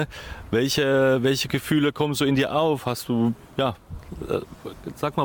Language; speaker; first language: German; native; German